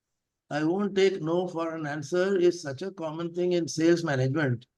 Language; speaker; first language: Hindi; non-native, local second language; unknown